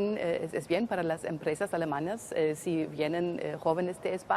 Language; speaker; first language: Spanish; non-native, fluent; German